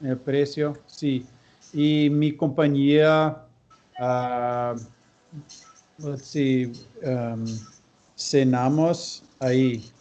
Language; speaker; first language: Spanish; non-native, learner; English